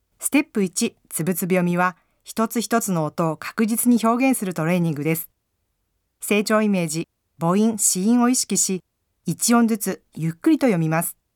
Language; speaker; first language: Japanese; native; Japanese